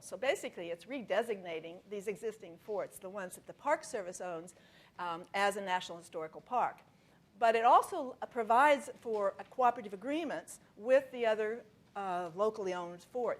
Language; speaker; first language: English; native; English